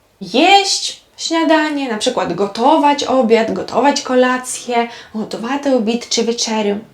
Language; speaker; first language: Polish; non-native, fluent; Ukrainian